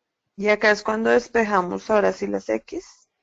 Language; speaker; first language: Spanish; native; Spanish